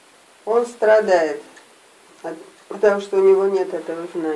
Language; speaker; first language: Russian; native; Russian